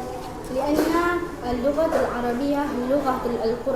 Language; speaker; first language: Arabic; non-native, learner; Indonesian